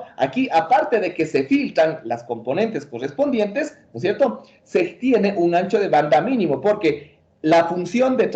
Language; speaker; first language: Spanish; native; Spanish